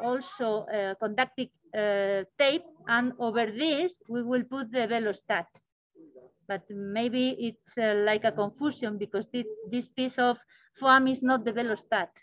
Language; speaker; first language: English; non-native, learner; Spanish